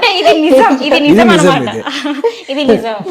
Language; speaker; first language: Telugu; native; Telugu